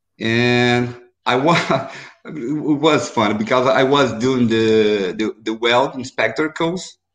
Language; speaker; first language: English; non-native, learner; Portuguese